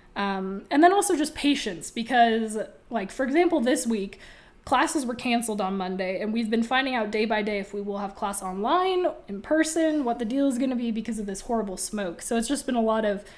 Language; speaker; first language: English; native; English